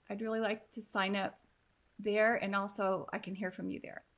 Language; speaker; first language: English; native; English